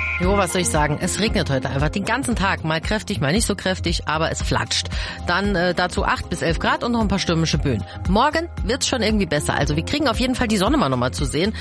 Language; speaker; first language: German; native; German